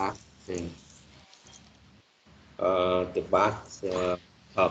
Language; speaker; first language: English; non-native, learner; Vietnamese